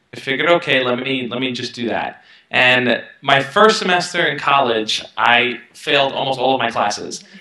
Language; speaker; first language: English; native; English